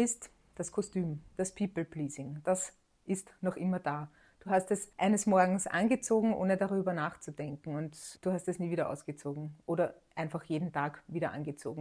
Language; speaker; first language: German; native; German